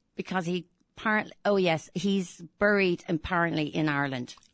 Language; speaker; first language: English; native; English